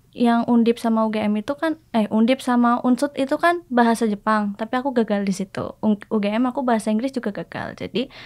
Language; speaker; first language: Indonesian; native; Indonesian